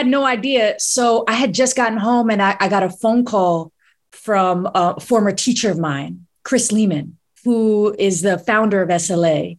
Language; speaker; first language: English; native; English